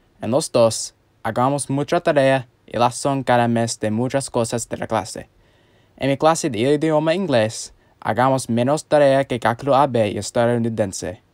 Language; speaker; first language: Spanish; non-native, learner; English